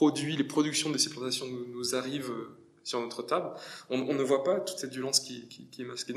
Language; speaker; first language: French; native; French